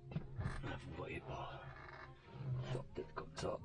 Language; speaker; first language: French; native; French